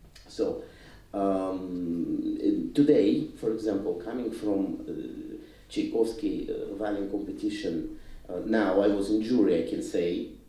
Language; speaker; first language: English; non-native, fluent; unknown